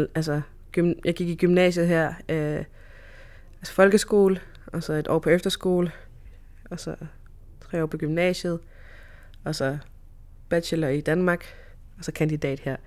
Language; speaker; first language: Danish; native; Danish